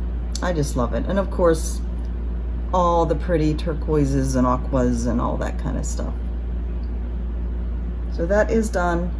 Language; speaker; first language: English; native; English